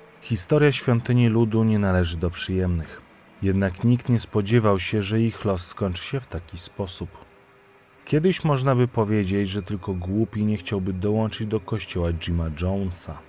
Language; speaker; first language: Polish; native; Polish